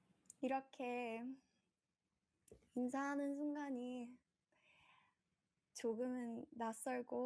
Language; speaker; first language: Korean; early bilingual, heritage; Korean